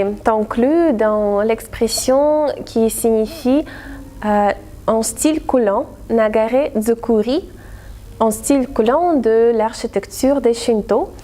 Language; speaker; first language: French; non-native, fluent; Russian